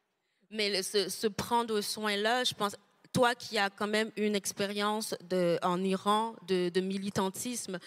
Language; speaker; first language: French; native; French